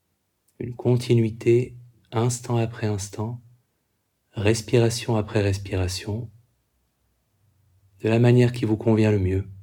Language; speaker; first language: French; native; French